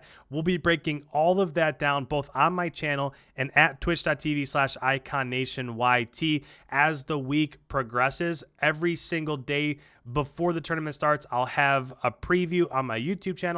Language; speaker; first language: English; native; English